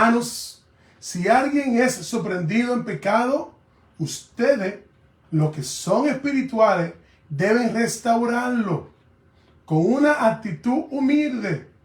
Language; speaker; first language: Spanish; native; Spanish